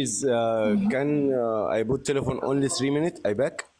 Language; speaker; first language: English; non-native, learner; Arabic